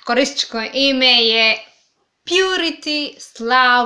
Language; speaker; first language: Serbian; non-native, learner; English